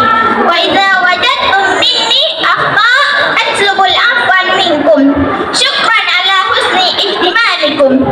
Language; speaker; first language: Arabic; non-native, learner; Indonesian